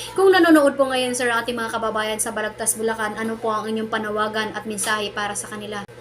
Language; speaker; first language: Filipino; native; Filipino